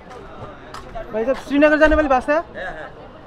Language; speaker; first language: Hindi; non-native, learner; Bangla